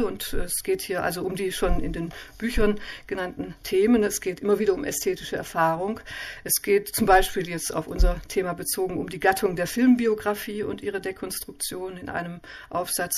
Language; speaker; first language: German; native; German